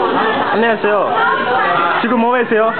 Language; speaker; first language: Korean; non-native, learner; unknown